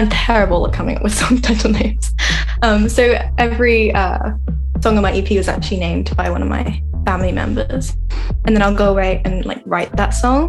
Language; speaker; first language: English; native; English